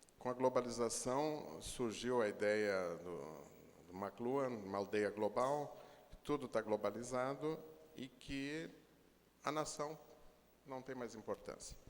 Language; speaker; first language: Portuguese; native; Portuguese